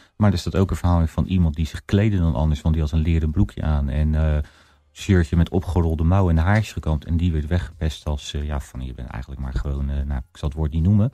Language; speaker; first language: Dutch; native; Dutch